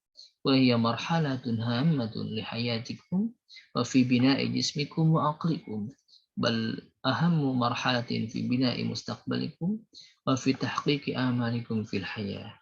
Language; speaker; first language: Arabic; non-native, fluent; Indonesian